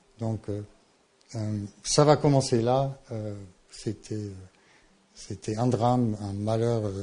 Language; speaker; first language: French; non-native, fluent; English